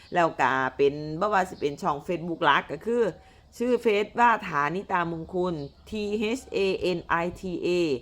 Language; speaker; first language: Thai; native; Thai